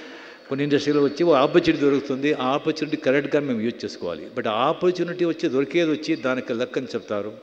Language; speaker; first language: Telugu; non-native, local second language; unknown